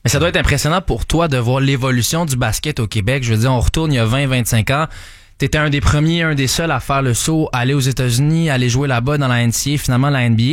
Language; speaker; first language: French; native; French